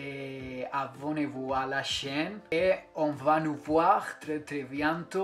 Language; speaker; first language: French; non-native, fluent; Spanish